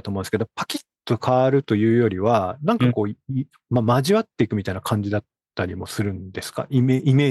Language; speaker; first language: Japanese; native; Japanese